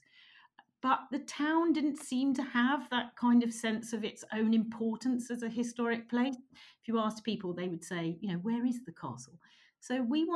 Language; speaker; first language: English; native; English